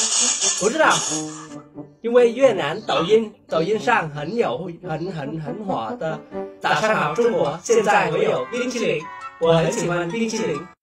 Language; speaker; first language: Chinese; non-native, learner; Vietnamese